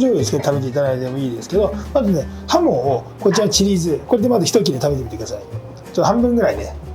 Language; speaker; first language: Japanese; native; Japanese